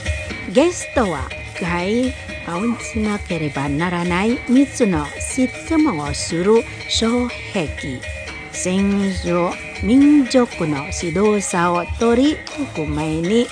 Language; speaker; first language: Japanese; non-native, learner; Indonesian